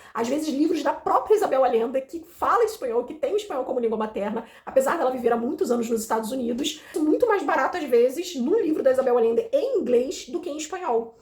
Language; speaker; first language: Portuguese; native; Portuguese